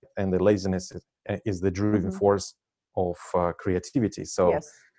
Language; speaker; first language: English; non-native, fluent; Russian